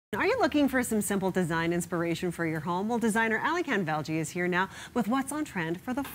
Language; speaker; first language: English; native; English